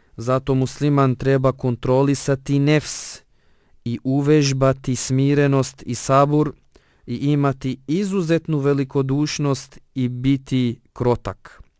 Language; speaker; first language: Bosnian; non-native, fluent; Arabic